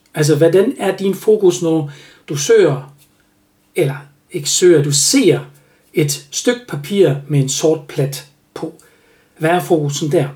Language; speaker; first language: Danish; non-native, fluent; German